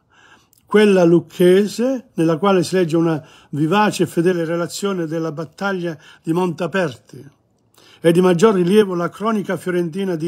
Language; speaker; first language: Italian; non-native, fluent; English